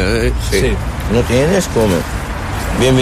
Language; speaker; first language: Spanish; non-native, learner; Arabic